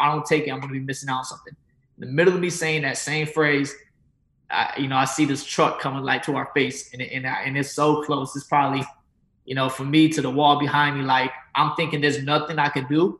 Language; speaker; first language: English; native; English